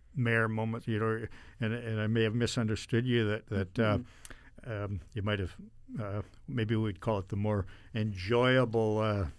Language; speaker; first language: English; native; English